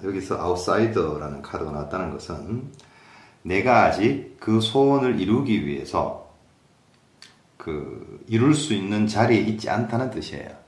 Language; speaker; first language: Korean; native; Korean